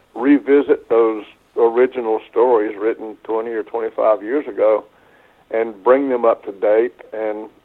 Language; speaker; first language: English; native; English